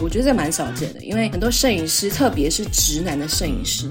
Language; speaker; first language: Chinese; native; Chinese